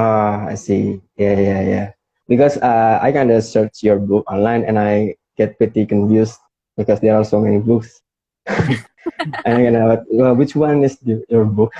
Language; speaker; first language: English; non-native, fluent; Indonesian